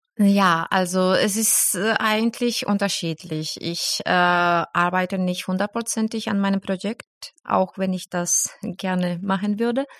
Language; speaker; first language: German; non-native, fluent; Spanish